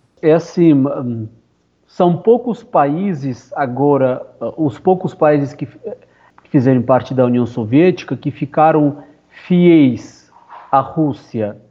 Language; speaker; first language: Portuguese; non-native, fluent; Armenian